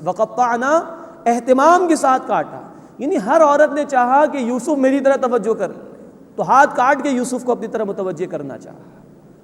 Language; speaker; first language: Urdu; native; Urdu